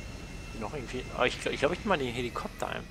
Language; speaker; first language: German; native; German